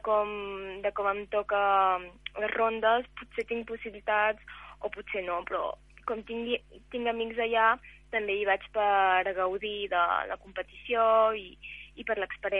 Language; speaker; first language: Catalan; early bilingual, heritage; Catalan